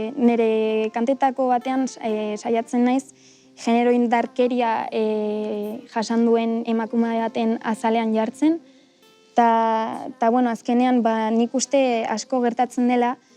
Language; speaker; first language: Basque; non-native, local second language; Spanish